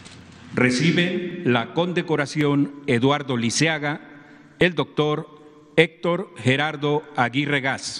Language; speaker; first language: Spanish; native; Spanish